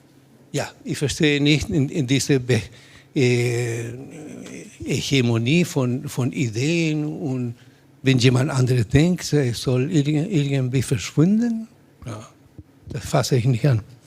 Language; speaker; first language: German; non-native, learner; Spanish